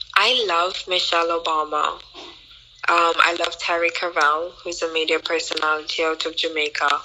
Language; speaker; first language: English; native; English